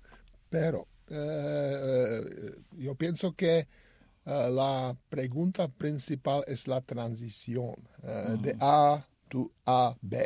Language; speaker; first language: Spanish; non-native, learner; Czech